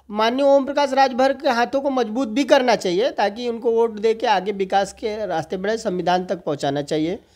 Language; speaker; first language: Hindi; native; Hindi